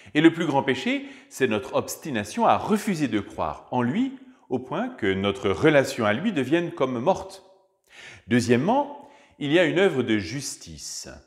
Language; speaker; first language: French; native; French